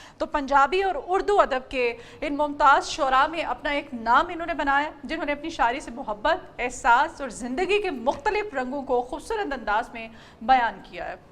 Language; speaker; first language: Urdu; non-native, local second language; Punjabi